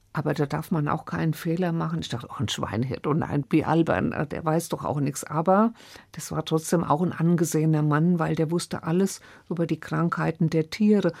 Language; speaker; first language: German; native; German